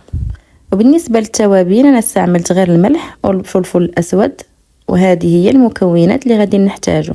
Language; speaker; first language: Arabic; native; Arabic